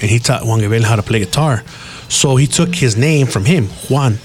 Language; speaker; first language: English; early bilingual, other home language; Spanish